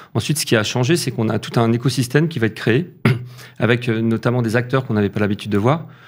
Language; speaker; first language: French; native; French